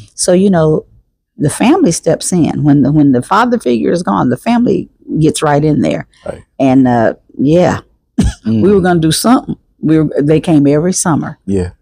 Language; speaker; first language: English; native; English